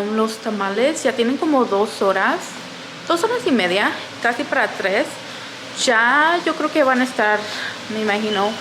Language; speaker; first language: Spanish; early bilingual, other home language; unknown